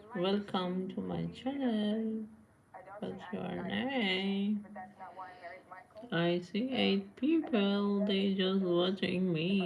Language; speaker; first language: English; non-native, learner; Persian